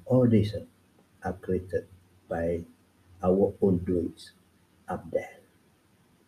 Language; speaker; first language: English; non-native, local second language; Pattani Malay